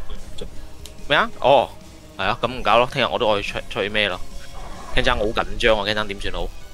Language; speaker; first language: Chinese; native; Chinese